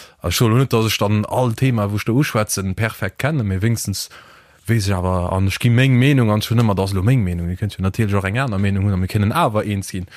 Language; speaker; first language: Luxembourgish; early bilingual, other home language; Portuguese